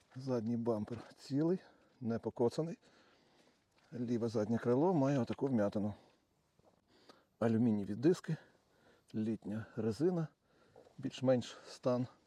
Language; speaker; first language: Ukrainian; native; Ukrainian